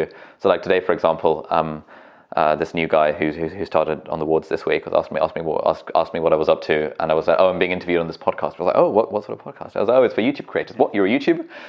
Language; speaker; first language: English; native; English